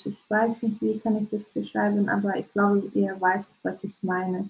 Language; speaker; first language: German; non-native, learner; Russian